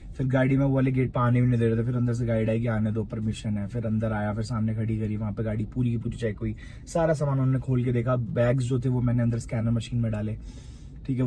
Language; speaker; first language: Hindi; native; Hindi